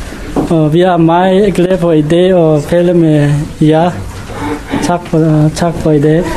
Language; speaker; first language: Danish; non-native, learner; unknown